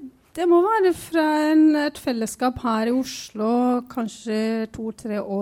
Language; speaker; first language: Norwegian; non-native, fluent; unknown